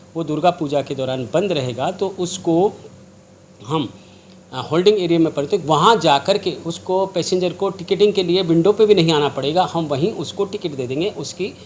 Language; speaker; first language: Hindi; native; Hindi